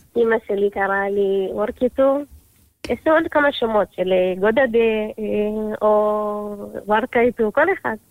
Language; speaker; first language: Hebrew; early bilingual, other home language; Amharic